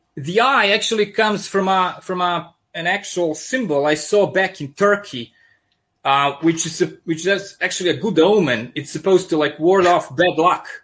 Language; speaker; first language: English; non-native, fluent; Serbian